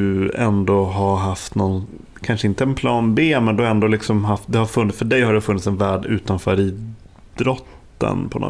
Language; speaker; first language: Swedish; native; Swedish